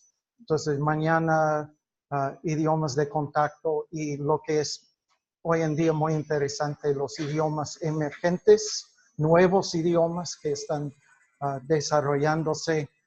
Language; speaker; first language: Spanish; non-native, fluent; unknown